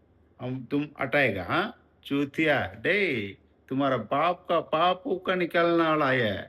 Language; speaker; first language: Hindi; non-native, local second language; Tamil